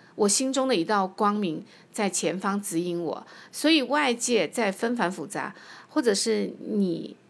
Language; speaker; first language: Chinese; native; Chinese